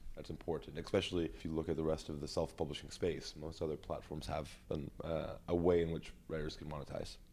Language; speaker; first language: English; native; English